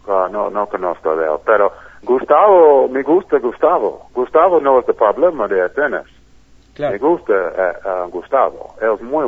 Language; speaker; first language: Spanish; non-native, learner; English